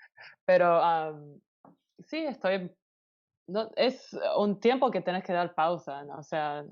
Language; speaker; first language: Spanish; early bilingual, heritage; Spanish